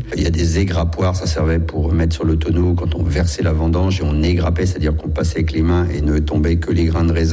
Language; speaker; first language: French; native; French